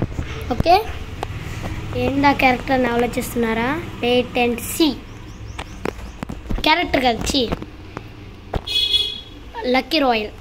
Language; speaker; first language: Telugu; native; Telugu